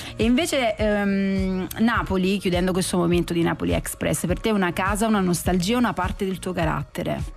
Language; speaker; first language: Italian; native; Italian